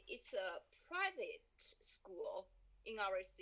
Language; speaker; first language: English; non-native, learner; Chinese